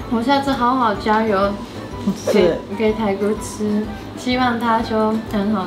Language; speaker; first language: Chinese; non-native, fluent; Japanese